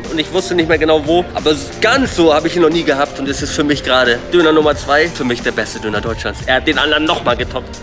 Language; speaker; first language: German; native; German